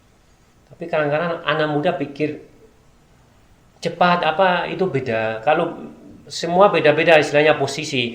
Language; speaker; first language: Indonesian; non-native, learner; Spanish